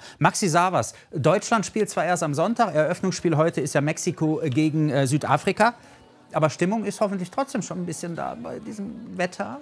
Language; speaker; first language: German; native; German